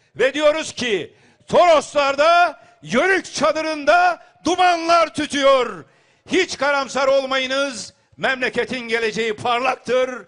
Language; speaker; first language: Turkish; native; Turkish